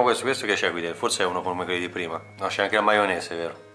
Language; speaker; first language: Italian; native; Italian